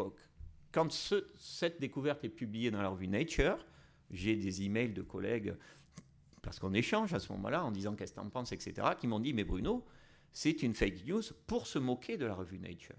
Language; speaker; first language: French; native; French